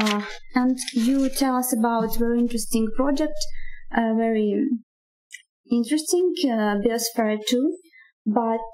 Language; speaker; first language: English; non-native, learner; Russian